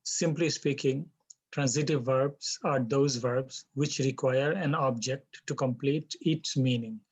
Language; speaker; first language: English; non-native, local second language; Bangla